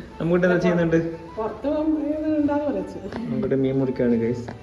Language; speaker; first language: Malayalam; native; Malayalam